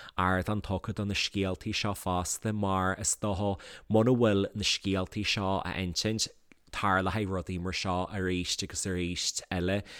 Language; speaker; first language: Irish; native; Irish